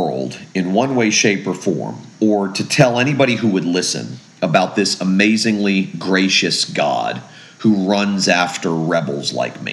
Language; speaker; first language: English; native; English